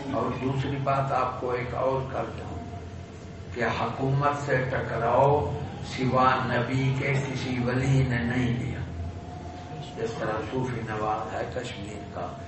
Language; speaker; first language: Urdu; non-native, local second language; Punjabi